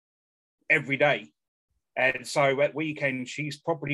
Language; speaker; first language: English; native; English